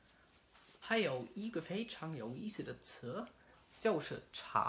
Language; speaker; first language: Chinese; non-native, learner; German